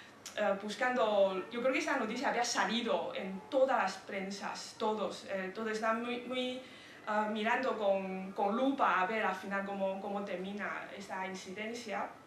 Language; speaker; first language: Spanish; non-native, fluent; Chinese